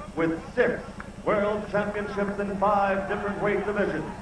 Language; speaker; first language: English; native; English